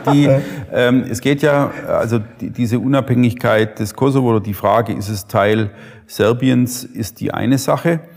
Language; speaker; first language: German; native; German